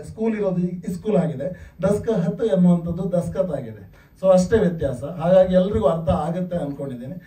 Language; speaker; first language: Kannada; non-native, local second language; Tulu